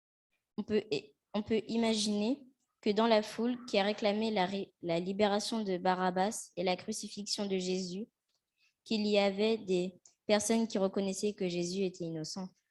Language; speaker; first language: French; native; French